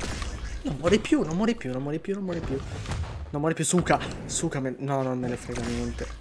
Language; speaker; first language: Italian; native; Italian